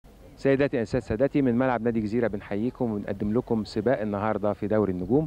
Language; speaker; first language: Arabic; native; Arabic